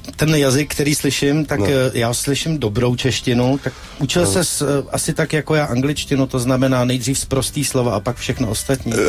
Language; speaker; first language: Czech; native; Czech